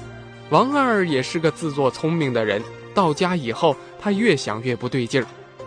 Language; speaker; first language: Chinese; native; Chinese